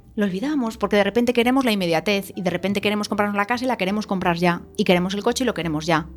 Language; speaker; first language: Spanish; native; Spanish